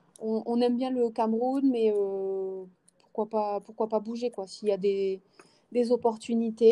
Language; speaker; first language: French; native; French